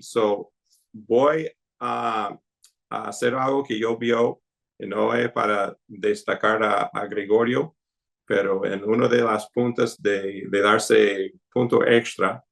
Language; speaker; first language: Spanish; non-native, fluent; English